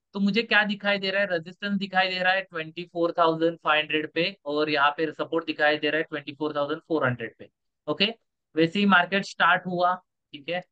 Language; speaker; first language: Hindi; non-native, local second language; Marathi